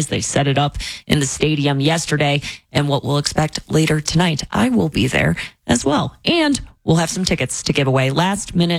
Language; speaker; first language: English; native; English